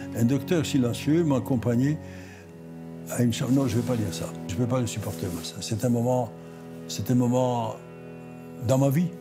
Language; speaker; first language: French; non-native, fluent; Greek